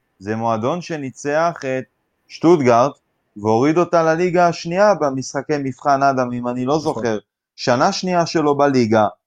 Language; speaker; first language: Hebrew; native; Hebrew